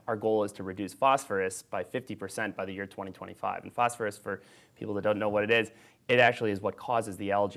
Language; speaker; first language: English; native; English